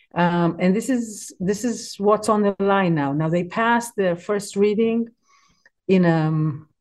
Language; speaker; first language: English; non-native, fluent; Hebrew